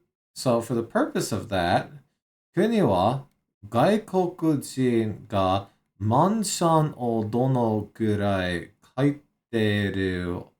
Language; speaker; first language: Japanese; non-native, learner; English